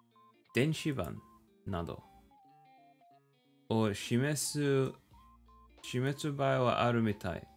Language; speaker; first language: Japanese; non-native, learner; English